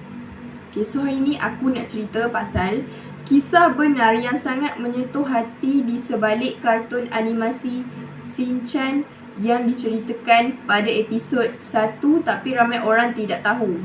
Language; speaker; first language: Malay; native; Malay